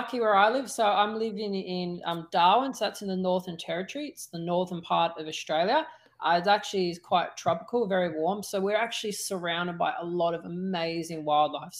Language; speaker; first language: English; native; English